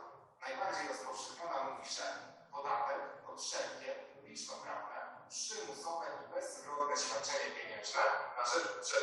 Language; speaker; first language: Polish; native; Polish